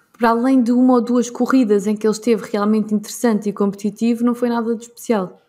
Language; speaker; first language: Portuguese; native; Portuguese